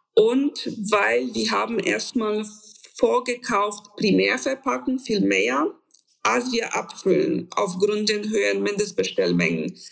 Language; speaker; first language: German; non-native, fluent; Polish